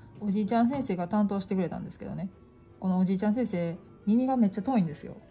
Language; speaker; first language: Japanese; native; Japanese